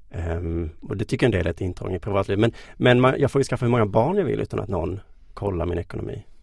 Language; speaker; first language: Swedish; native; Swedish